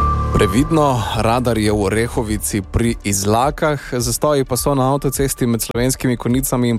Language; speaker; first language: Slovenian; native; Slovenian